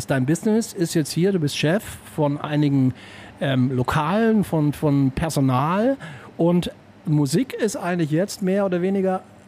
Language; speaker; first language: German; native; German